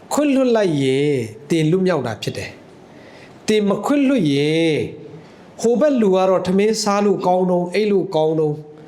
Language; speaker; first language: Burmese; non-native, local second language; Hakha Chin